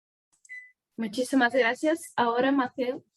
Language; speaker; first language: Spanish; non-native, fluent; Portuguese